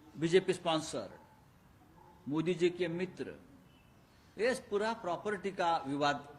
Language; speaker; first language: Hindi; non-native, local second language; Marathi